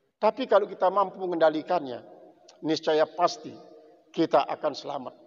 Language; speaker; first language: Indonesian; non-native, local second language; Sasak